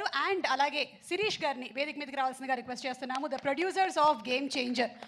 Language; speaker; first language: Telugu; native; Telugu